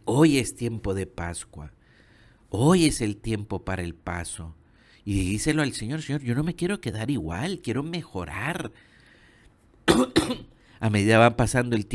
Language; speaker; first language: Spanish; native; Spanish